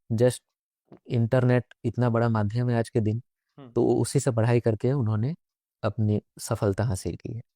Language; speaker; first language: Hindi; native; Hindi